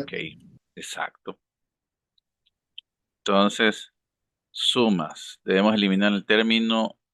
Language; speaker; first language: Spanish; native; Spanish